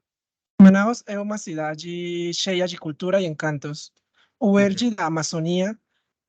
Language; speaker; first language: Portuguese; non-native, learner; Spanish